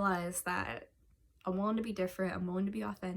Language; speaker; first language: English; native; English